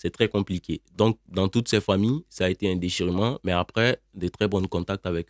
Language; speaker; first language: French; non-native, local second language; Bambara